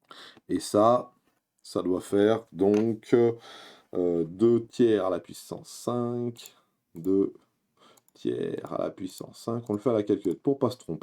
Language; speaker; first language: French; native; French